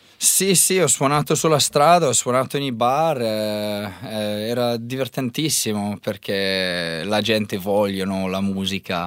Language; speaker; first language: Italian; non-native, learner; English